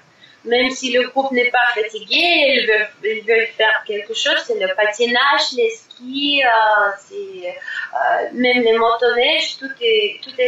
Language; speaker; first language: French; non-native, fluent; Russian